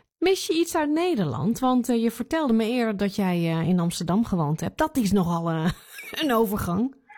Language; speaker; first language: Dutch; native; Dutch